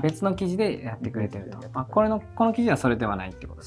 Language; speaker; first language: Japanese; native; Japanese